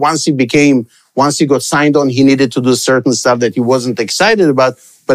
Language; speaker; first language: English; non-native, local second language; Hebrew